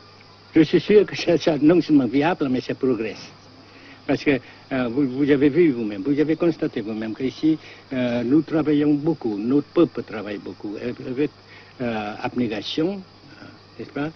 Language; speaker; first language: French; non-native, fluent; Vietnamese